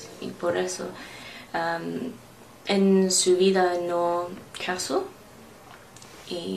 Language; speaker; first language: Spanish; non-native, learner; English